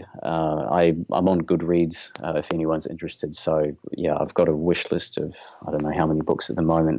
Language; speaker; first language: English; native; English